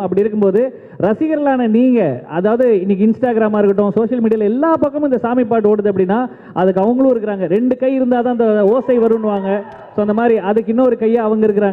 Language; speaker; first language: Tamil; native; Tamil